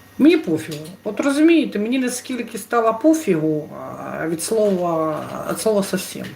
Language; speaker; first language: Ukrainian; non-native, local second language; Russian